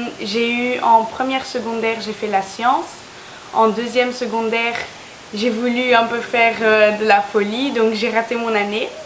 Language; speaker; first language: French; native; French